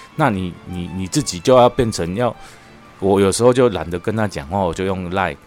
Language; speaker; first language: Chinese; native; Chinese